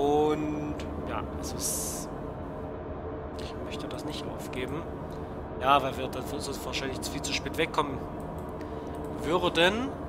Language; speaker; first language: German; native; German